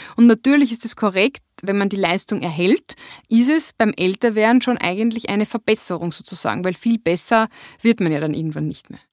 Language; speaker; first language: German; native; German